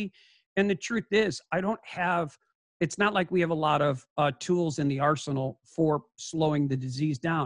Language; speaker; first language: English; native; English